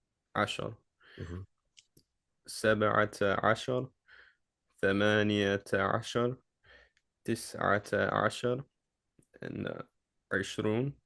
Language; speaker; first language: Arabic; non-native, learner; English